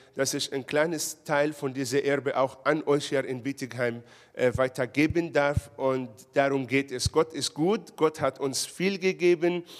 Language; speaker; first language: German; non-native, fluent; Hebrew